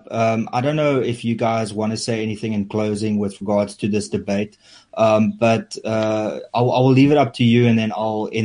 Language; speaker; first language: English; non-native, local second language; Afrikaans